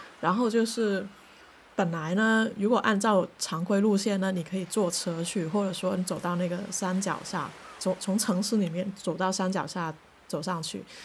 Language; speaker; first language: Chinese; non-native, local second language; Cantonese